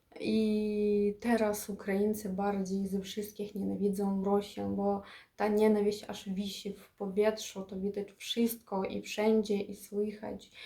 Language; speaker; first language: Polish; non-native, fluent; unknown